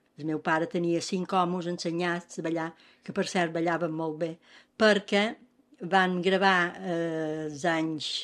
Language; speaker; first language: Catalan; native; Catalan